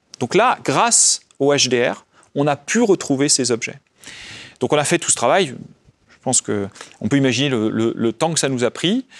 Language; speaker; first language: French; native; French